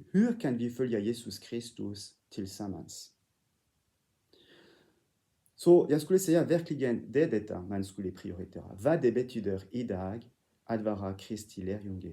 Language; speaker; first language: Swedish; non-native, fluent; French